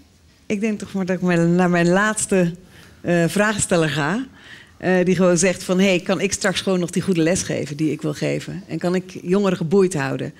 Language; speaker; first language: Dutch; native; Dutch